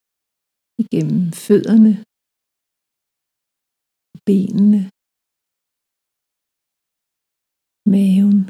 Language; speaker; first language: Danish; native; Danish